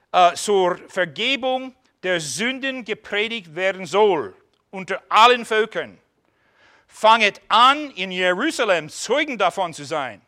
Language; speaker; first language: German; non-native, fluent; English